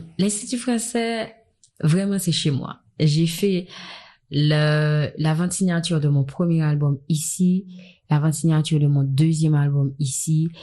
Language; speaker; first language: French; non-native, local second language; Haitian Creole